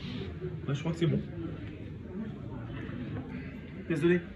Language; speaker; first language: French; native; French